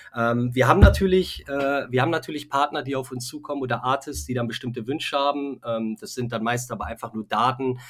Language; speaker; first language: German; native; German